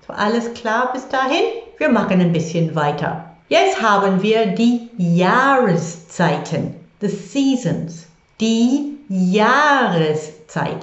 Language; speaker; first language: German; non-native, fluent; English